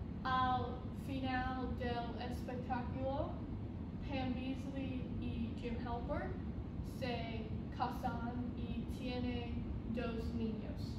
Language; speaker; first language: Spanish; non-native, learner; English